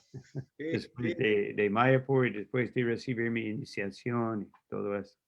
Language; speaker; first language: Spanish; non-native, fluent; English